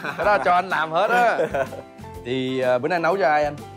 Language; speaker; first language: Vietnamese; early bilingual, heritage; Vietnamese